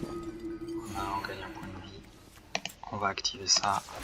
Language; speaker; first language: French; native; French